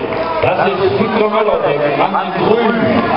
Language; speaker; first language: German; native; German